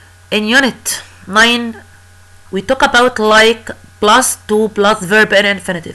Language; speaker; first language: English; non-native, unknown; Arabic